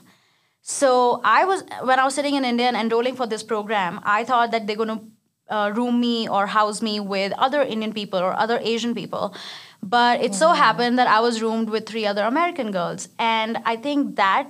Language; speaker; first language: English; non-native, local second language; Hindi